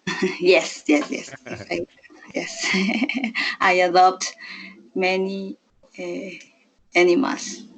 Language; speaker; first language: English; non-native, learner; Spanish